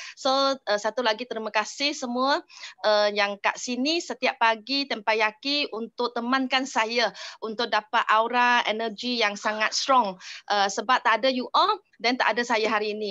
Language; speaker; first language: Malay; non-native, local second language; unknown